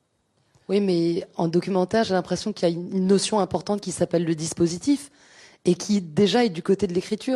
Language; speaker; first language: French; native; French